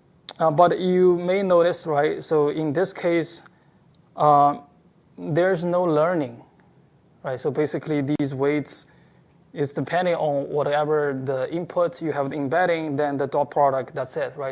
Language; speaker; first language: English; non-native, fluent; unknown